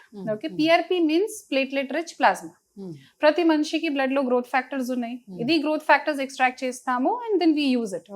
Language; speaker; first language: Telugu; non-native, local second language; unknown